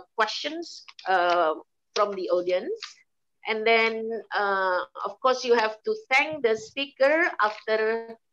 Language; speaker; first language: English; non-native, fluent; Indonesian